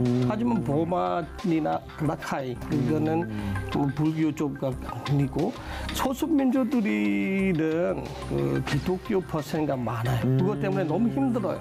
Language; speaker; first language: Korean; non-native, learner; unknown